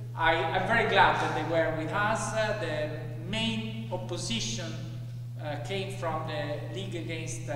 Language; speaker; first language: English; non-native, fluent; Italian